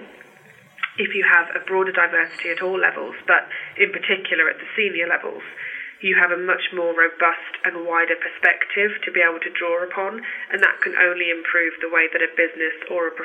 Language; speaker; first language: English; native; English